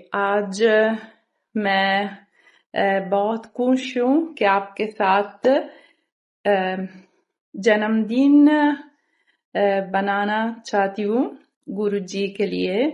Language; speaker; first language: Hindi; non-native, learner; Italian